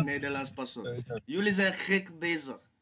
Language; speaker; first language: Dutch; non-native, fluent; English